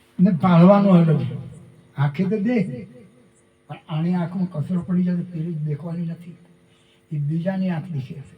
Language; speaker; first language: Gujarati; non-native, local second language; Bhili